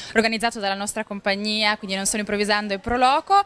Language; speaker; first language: Italian; native; Italian